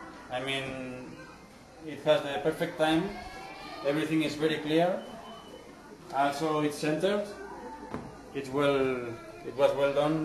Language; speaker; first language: English; non-native, fluent; Spanish